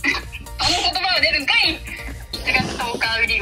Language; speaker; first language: Japanese; native; Japanese